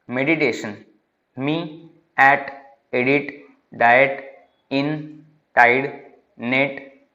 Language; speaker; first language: English; non-native, local second language; Marathi